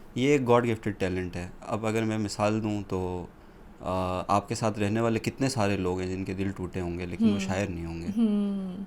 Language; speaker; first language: Urdu; non-native, local second language; Balti